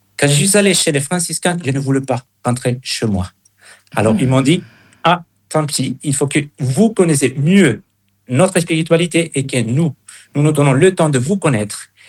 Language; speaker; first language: French; non-native, fluent; Spanish